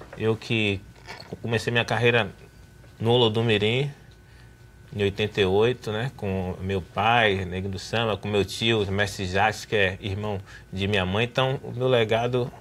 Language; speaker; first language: Portuguese; native; Portuguese